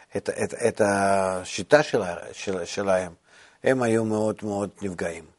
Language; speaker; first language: Hebrew; non-native, fluent; Russian